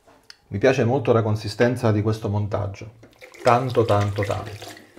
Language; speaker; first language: Italian; native; Italian